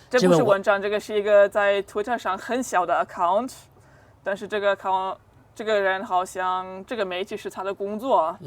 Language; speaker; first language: Chinese; non-native, fluent; German